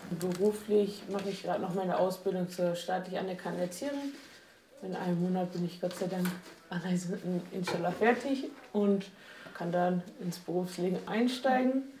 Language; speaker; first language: German; native; German